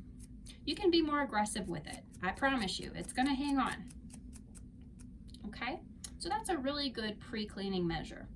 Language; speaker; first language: English; native; English